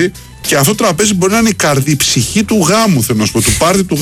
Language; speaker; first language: Greek; native; Greek